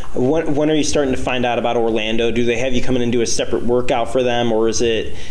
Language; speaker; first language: English; native; English